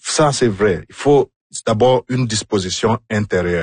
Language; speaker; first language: French; non-native, fluent; Igbo